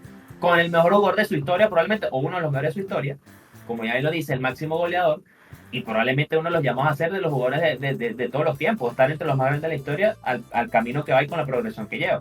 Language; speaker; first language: Spanish; native; Spanish